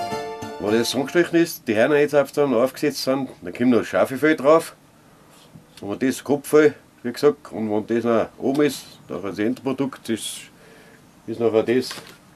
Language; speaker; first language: German; native; German